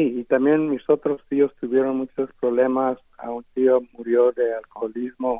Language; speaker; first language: Spanish; early bilingual, heritage; Spanish